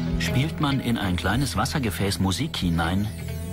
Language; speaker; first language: German; native; German